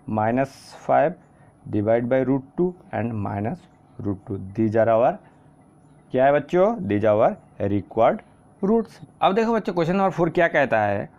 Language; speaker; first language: Hindi; non-native, local second language; Assamese